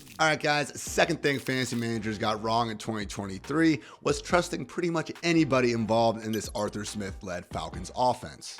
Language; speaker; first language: English; native; English